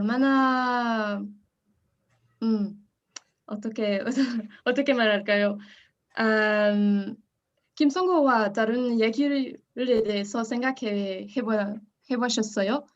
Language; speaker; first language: Korean; non-native, learner; French